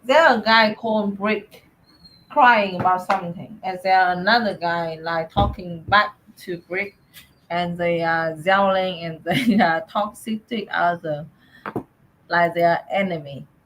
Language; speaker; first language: English; non-native, learner; Vietnamese